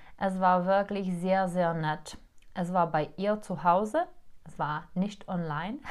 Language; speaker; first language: German; non-native, fluent; Czech